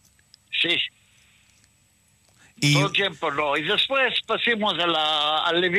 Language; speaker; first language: Spanish; early bilingual, heritage; Ladino